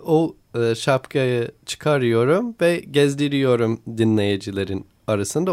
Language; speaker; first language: Turkish; non-native, learner; English